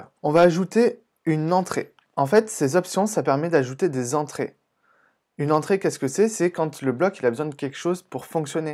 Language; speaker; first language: French; native; French